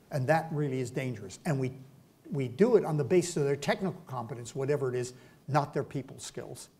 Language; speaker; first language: English; native; English